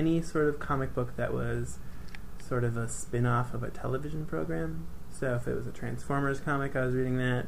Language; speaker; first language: English; native; English